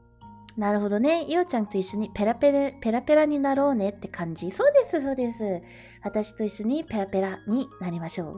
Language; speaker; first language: Japanese; non-native, learner; English